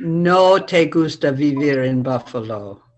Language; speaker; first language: Spanish; non-native, learner; English